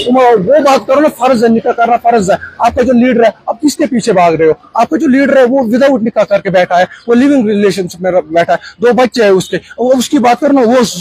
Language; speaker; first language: Hindi; non-native, local second language; Kashmiri